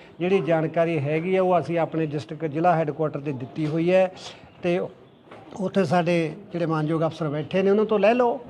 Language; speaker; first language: Punjabi; native; Punjabi